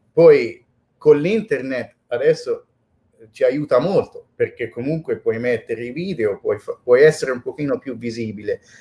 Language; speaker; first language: Italian; native; Italian